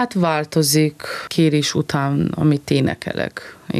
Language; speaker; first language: Hungarian; early bilingual, heritage; Hungarian